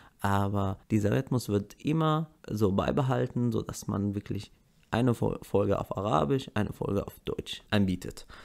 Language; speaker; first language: German; non-native, fluent; Arabic